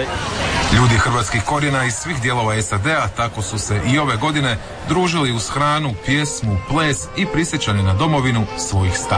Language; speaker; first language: Serbian; native; Serbian